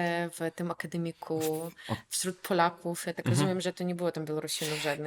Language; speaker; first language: Polish; non-native, fluent; Belarusian